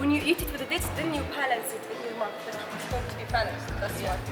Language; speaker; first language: English; non-native, fluent; Arabic